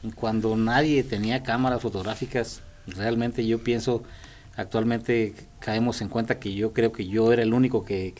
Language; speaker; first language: Spanish; native; Spanish